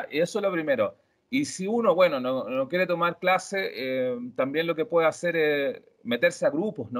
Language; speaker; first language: Spanish; native; Spanish